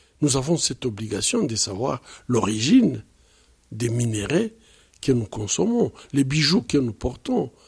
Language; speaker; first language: French; non-native, local second language; Swahili